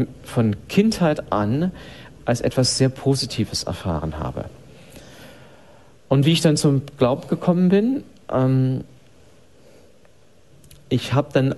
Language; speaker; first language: German; native; German